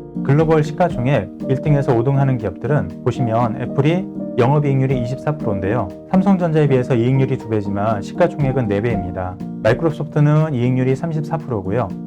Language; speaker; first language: Korean; native; Korean